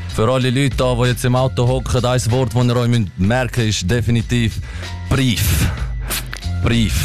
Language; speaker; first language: German; native; German